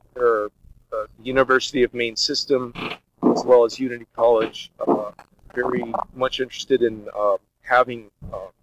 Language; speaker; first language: English; early bilingual, other home language; Portuguese